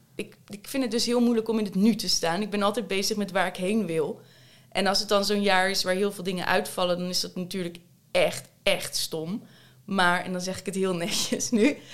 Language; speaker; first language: Dutch; native; Dutch